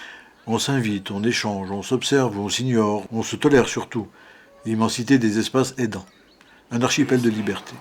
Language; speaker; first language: French; native; French